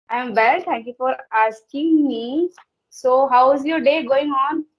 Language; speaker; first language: English; non-native, learner; Hindi